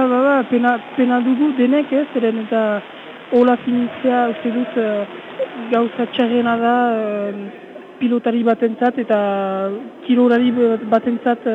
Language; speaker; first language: Basque; native; Basque